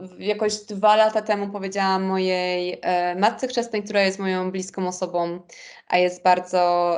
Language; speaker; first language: Polish; early bilingual, heritage; Polish